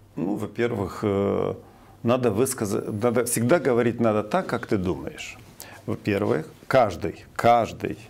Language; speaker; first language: Russian; non-native, local second language; Romanian